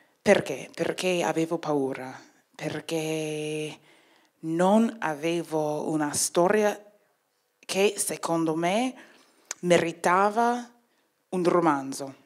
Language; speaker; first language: Italian; non-native, fluent; English